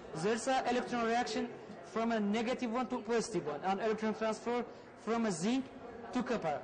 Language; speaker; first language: English; non-native, learner; Arabic